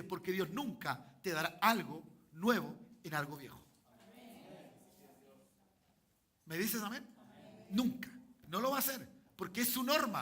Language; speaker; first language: Spanish; native; Spanish